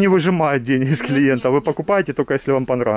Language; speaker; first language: Russian; native; Russian